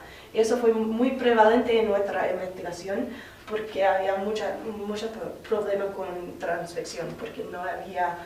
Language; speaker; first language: Spanish; non-native, learner; English